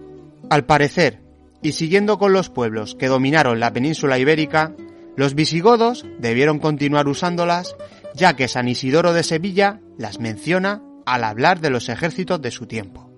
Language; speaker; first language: Spanish; native; Spanish